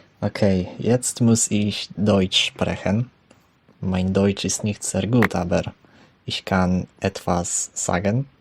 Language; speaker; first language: German; non-native, learner; Polish